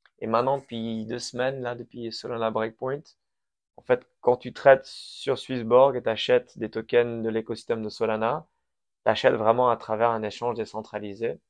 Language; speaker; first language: French; early bilingual, other home language; Persian